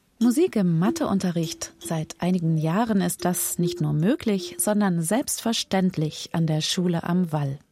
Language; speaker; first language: German; native; German